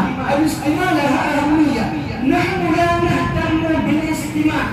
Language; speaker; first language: Arabic; non-native, fluent; Urdu